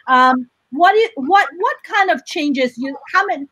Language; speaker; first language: English; non-native, local second language; Urdu